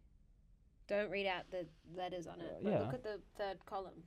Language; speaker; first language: English; native; English